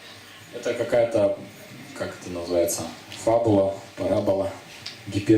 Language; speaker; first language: Russian; native; Russian